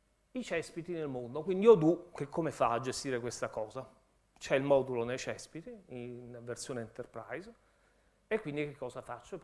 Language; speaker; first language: Italian; native; Italian